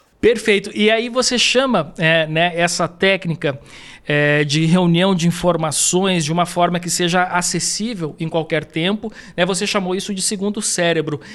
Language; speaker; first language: Portuguese; native; Portuguese